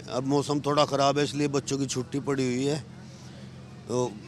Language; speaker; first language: Hindi; native; Hindi